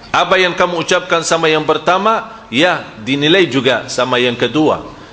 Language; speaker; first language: Malay; non-native, fluent; Arabic